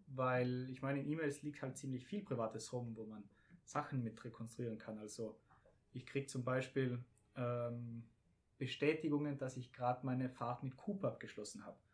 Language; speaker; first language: German; native; German